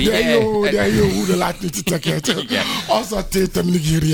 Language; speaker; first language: Hungarian; non-native, fluent; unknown